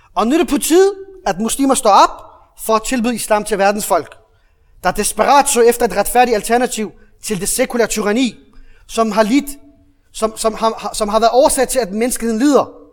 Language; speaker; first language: Danish; early bilingual, other home language; Arabic